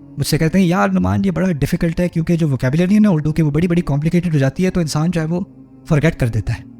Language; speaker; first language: Urdu; early bilingual, heritage; Urdu